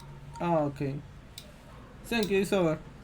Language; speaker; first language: English; non-native, learner; Spanish